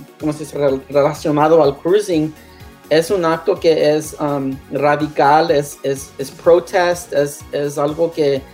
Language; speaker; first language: Spanish; non-native, learner; English